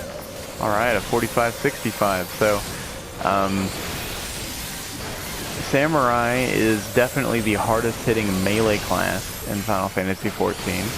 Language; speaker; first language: English; native; English